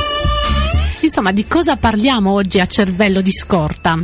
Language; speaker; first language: Italian; native; Italian